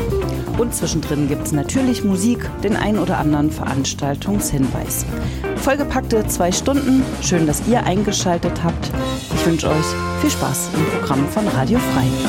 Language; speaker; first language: German; native; German